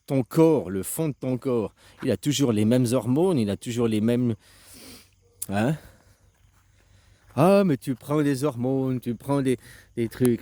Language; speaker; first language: French; native; French